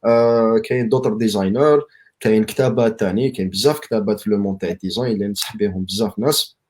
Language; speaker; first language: Arabic; native; Arabic